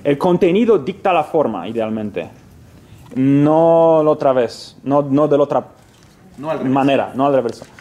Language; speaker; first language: Spanish; non-native, fluent; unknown